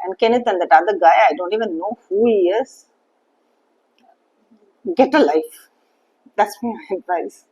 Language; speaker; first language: English; non-native, local second language; Tamil